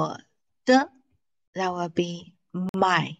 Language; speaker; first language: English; non-native, fluent; Chinese